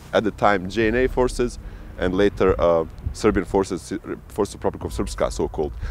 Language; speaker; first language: English; early bilingual, other home language; Bosnian